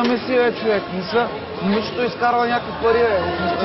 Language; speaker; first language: Bulgarian; native; Bulgarian